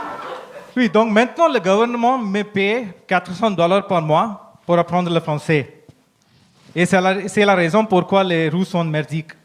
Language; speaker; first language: French; non-native, learner; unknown